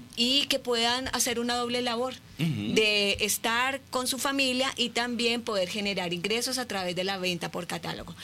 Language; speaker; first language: Spanish; native; Spanish